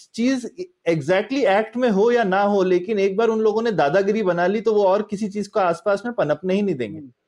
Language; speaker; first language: Hindi; native; Hindi